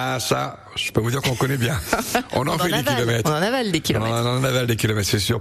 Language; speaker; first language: French; native; French